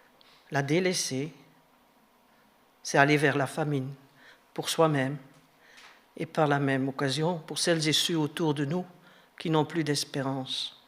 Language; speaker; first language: French; native; French